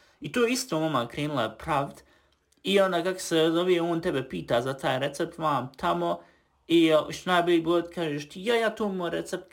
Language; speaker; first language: Bosnian; early bilingual, heritage; Bosnian